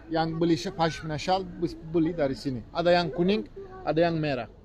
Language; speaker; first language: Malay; non-native, fluent; Turkish